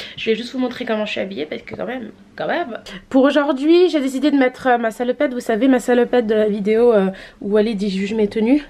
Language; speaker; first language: French; native; French